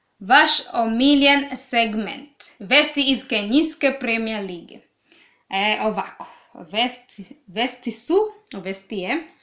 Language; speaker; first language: Serbian; non-native, learner; Swahili